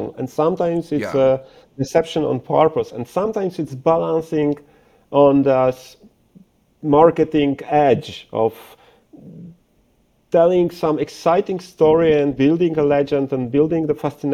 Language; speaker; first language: English; non-native, fluent; Polish